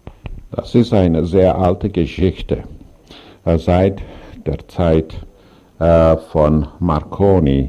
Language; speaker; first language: German; non-native, learner; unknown